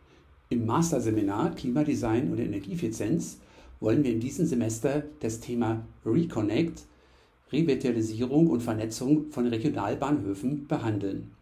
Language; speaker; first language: German; native; German